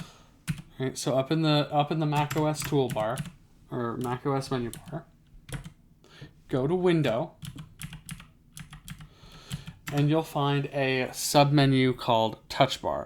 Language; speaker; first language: English; native; English